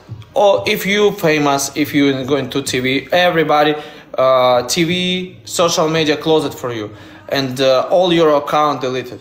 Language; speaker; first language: English; non-native, learner; Russian